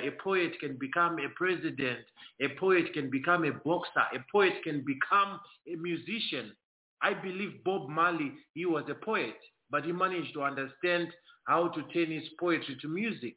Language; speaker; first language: English; non-native, local second language; Shona